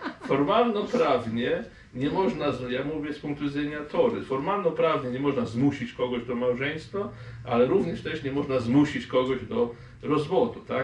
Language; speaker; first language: Polish; non-native, fluent; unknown